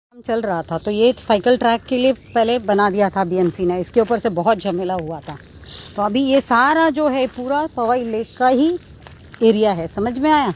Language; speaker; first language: Hindi; non-native, local second language; Marathi